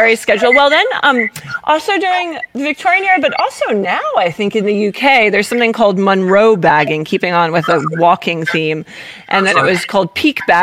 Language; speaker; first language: English; native; English